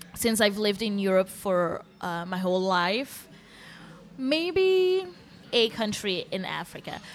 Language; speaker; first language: English; non-native, fluent; Dutch